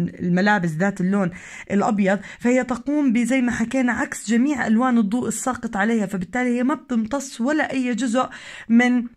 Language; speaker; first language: Arabic; native; Arabic